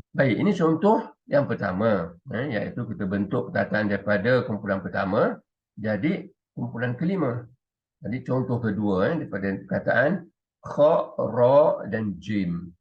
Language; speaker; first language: Malay; native; Malay